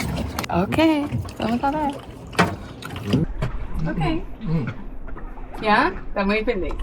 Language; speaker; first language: Spanish; non-native, learner; English